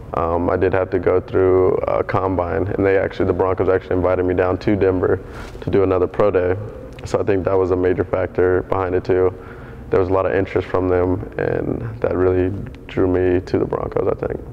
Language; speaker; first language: English; native; English